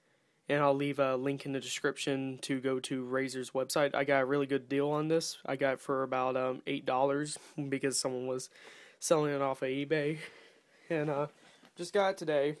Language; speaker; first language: English; native; English